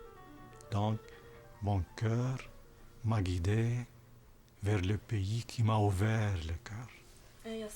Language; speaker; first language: French; non-native, fluent; Arabic